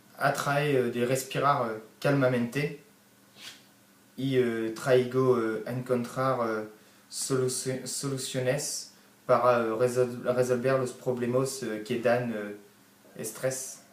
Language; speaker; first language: Spanish; non-native, learner; French